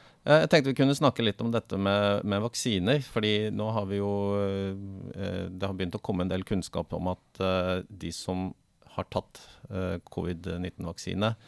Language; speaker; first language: Norwegian; native; Norwegian